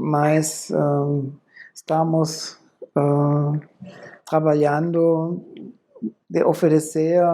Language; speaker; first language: Portuguese; non-native, fluent; German